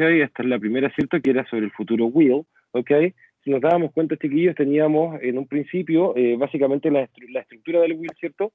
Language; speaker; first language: Spanish; native; Spanish